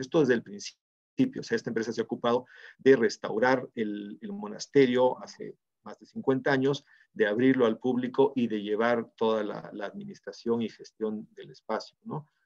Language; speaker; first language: Spanish; native; Spanish